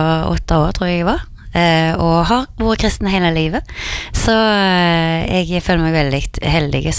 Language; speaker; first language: Norwegian; native; Norwegian